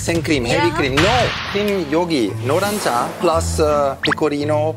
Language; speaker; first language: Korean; non-native, learner; Italian